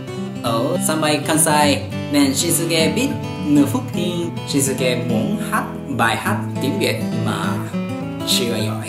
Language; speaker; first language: Vietnamese; non-native, learner; Japanese